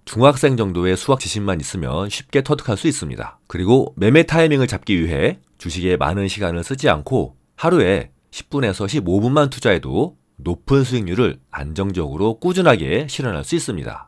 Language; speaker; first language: Korean; native; Korean